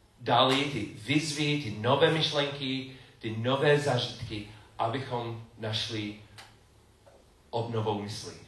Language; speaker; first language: Czech; non-native, learner; English